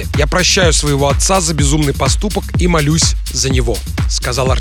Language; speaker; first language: Russian; native; Russian